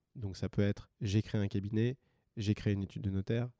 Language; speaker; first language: French; native; French